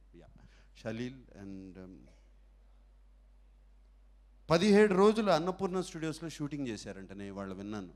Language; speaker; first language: Telugu; native; Telugu